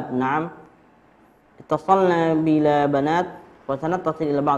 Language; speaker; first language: Arabic; non-native, fluent; Indonesian